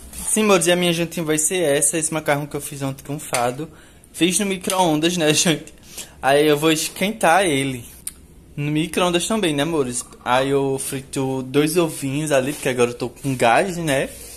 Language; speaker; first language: Portuguese; native; Portuguese